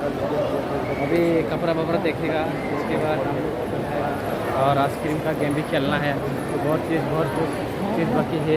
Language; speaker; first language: Hindi; non-native, local second language; Kok Borok